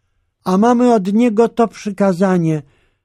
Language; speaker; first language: Polish; native; Polish